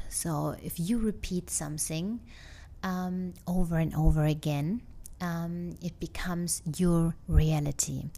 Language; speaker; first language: English; non-native, fluent; German